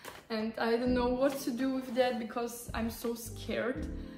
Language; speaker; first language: English; non-native, fluent; Slovak